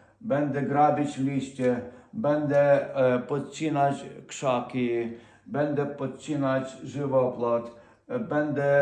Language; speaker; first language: Polish; non-native, fluent; Ukrainian